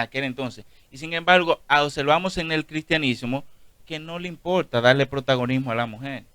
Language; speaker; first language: Spanish; native; Spanish